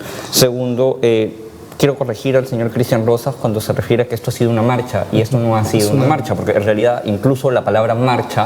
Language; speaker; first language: Spanish; native; Spanish